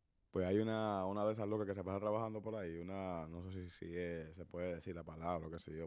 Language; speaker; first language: Spanish; early bilingual, heritage; Spanish